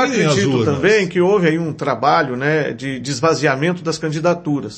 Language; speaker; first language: Portuguese; native; Portuguese